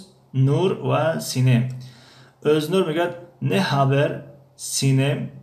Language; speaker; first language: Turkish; non-native, fluent; Persian